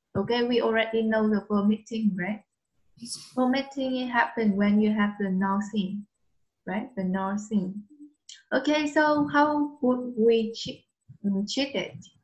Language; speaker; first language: English; non-native, fluent; Vietnamese